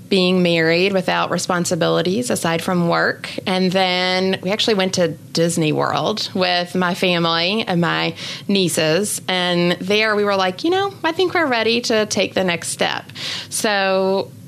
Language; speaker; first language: English; native; English